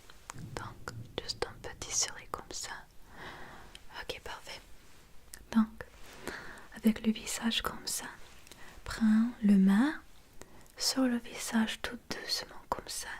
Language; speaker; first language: French; non-native, learner; English